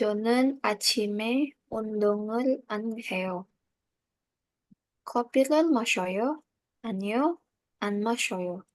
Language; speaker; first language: Korean; non-native, learner; Indonesian